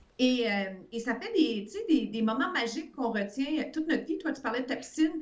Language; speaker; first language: French; early bilingual, other home language; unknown